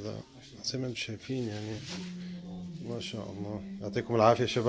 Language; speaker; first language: Arabic; native; Arabic